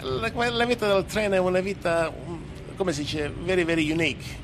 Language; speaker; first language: Italian; native; Italian